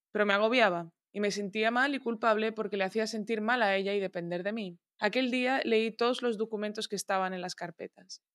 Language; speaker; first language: Spanish; early bilingual, other home language; Arabic